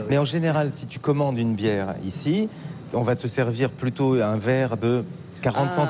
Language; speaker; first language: French; native; French